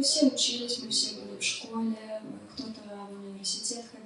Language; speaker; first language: Russian; native; Russian